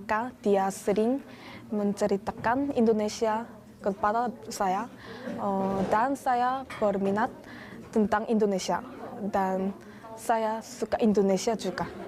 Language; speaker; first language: Indonesian; non-native, learner; Korean